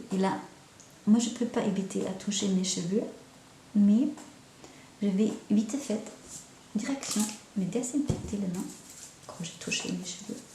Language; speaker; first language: French; non-native, fluent; German